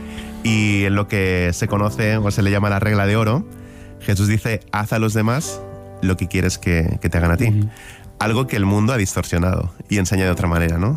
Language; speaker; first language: Spanish; native; Spanish